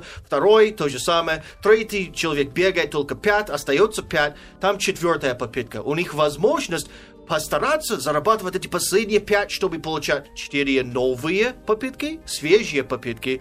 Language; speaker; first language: Russian; non-native, fluent; English